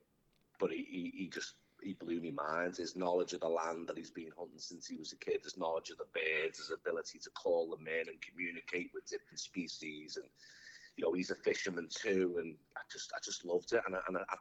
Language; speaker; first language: English; native; English